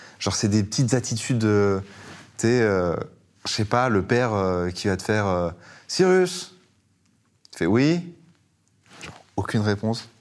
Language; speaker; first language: French; early bilingual, other home language; Persian